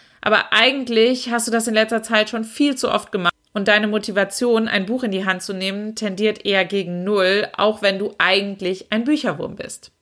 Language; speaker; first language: German; native; German